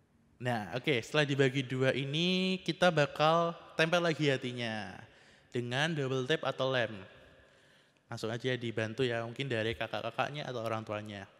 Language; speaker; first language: Indonesian; native; Indonesian